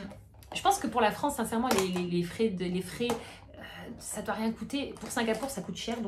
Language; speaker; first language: French; native; French